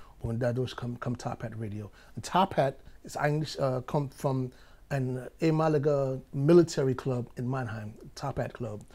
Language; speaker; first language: German; non-native, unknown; English